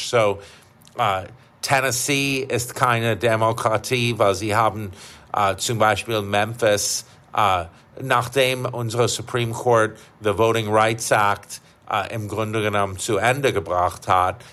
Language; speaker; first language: German; non-native, fluent; English